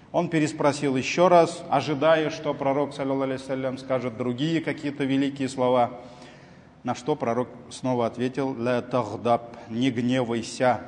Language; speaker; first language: Russian; non-native, local second language; Tatar